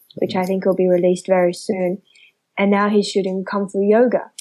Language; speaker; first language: English; early bilingual, other home language; Chinese